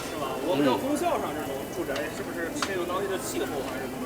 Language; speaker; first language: Chinese; native; Chinese